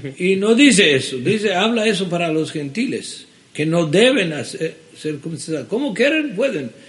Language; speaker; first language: Spanish; early bilingual, heritage; Spanish